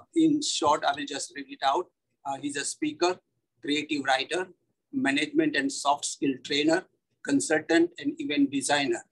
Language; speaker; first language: English; non-native, local second language; Gujarati